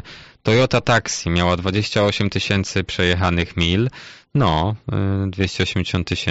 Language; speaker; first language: Polish; native; Polish